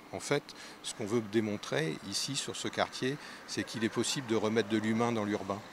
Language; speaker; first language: French; native; French